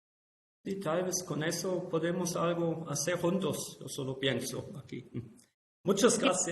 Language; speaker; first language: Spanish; non-native, fluent; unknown